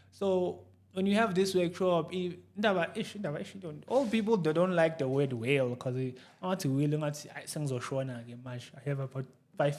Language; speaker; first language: English; non-native, local second language; Zulu